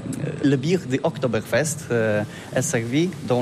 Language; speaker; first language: French; non-native, learner; Polish